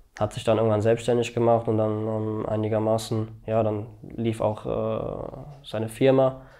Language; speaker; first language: German; early bilingual, other home language; Albanian